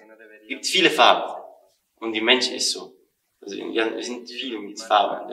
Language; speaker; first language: German; non-native, learner; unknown